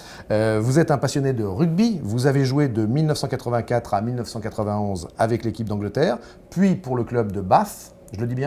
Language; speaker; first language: French; native; French